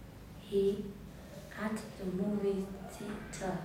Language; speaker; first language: English; non-native, learner; Vietnamese